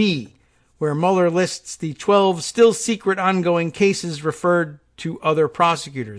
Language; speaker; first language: English; native; English